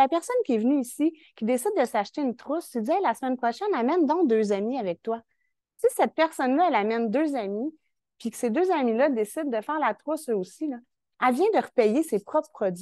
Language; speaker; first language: French; native; French